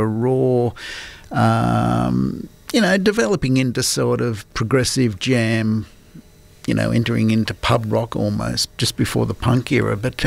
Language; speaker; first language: English; native; English